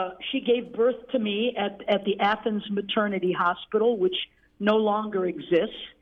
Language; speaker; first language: English; native; English